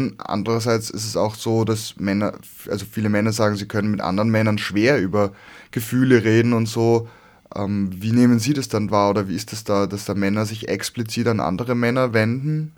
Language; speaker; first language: German; native; German